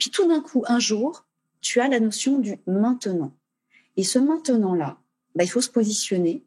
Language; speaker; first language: French; native; French